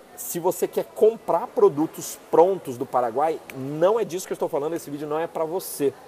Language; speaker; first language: Portuguese; native; Portuguese